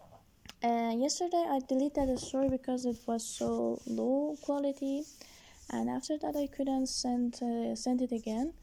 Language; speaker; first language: English; non-native, learner; Persian